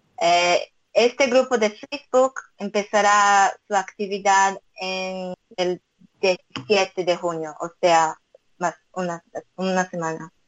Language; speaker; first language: Spanish; non-native, fluent; Portuguese